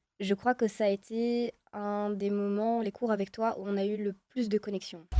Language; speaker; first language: French; native; French